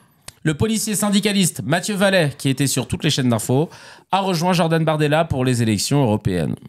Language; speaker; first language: French; native; French